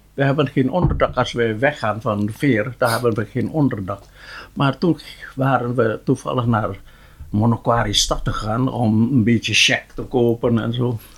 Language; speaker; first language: Dutch; non-native, local second language; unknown